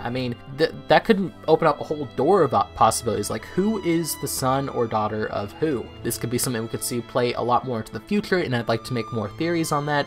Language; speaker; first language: English; native; English